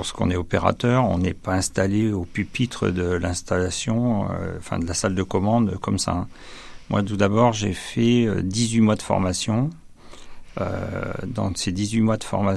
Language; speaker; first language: French; native; French